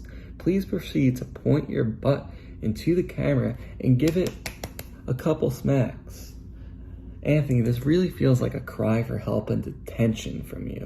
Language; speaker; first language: English; native; English